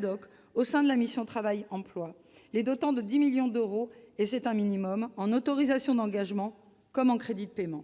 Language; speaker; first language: French; native; French